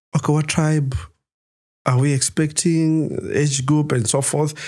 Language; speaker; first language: English; non-native, local second language; Nyanja